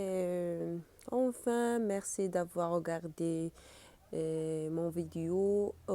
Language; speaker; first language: French; non-native, learner; Arabic